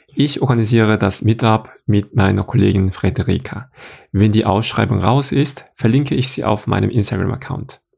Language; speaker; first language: German; non-native, fluent; Korean